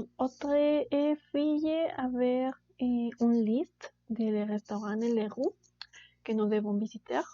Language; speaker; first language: French; non-native, learner; Spanish